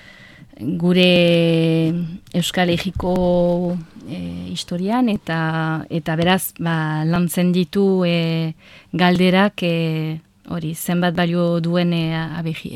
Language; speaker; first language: Basque; non-native, local second language; French